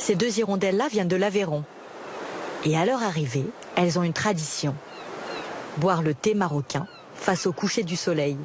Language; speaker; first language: French; native; French